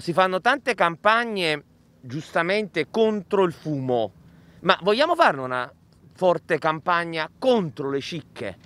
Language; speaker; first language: Italian; native; Italian